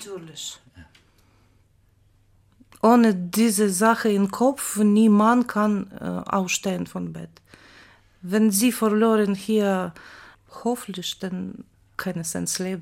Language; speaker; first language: German; non-native, learner; Ukrainian